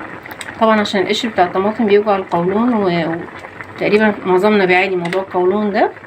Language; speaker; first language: Arabic; native; Arabic